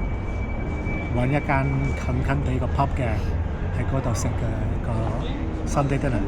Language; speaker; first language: Cantonese; early bilingual, heritage; Cantonese